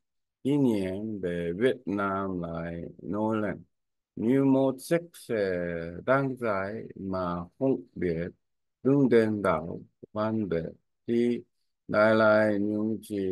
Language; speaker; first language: Vietnamese; non-native, learner; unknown